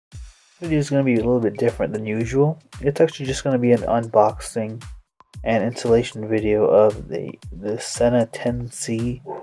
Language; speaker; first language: English; native; English